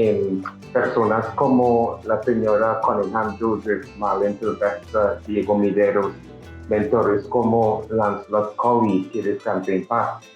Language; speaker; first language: Spanish; non-native, fluent; English